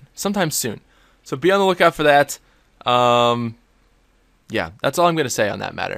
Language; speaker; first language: English; native; English